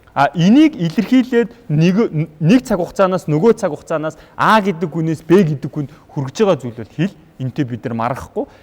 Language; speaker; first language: Mongolian; native; Mongolian